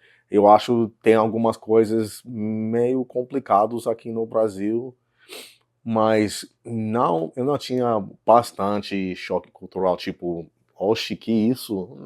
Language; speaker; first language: Portuguese; non-native, fluent; English